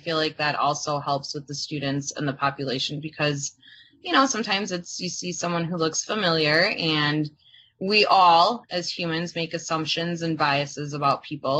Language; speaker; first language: English; early bilingual, other home language; Croatian